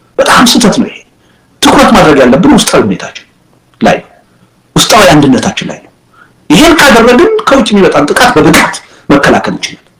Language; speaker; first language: Amharic; native; Amharic